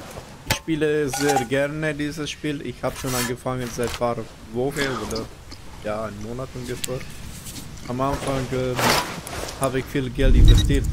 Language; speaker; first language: German; non-native, fluent; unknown